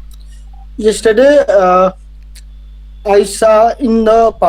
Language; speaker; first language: English; non-native, learner; Hindi